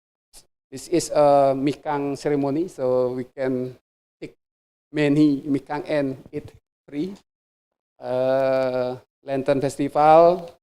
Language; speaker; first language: English; non-native, fluent; Indonesian